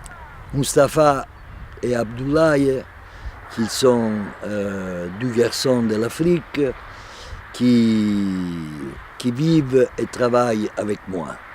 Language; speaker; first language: French; non-native, fluent; Italian